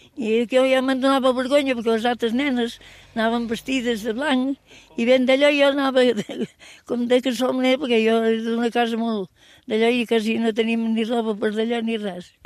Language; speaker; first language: Catalan; native; Catalan